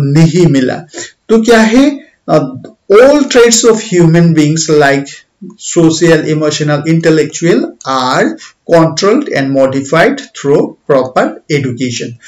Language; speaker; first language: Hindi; non-native, local second language; Bangla